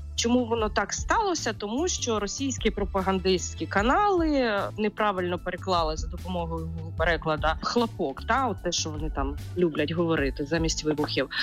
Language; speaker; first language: Ukrainian; native; Ukrainian